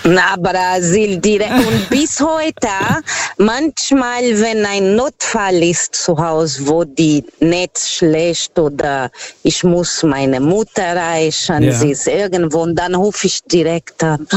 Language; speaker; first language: German; non-native, fluent; Portuguese